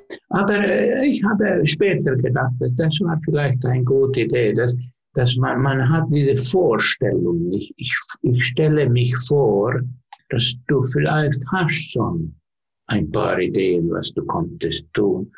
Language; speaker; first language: German; non-native, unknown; Finnish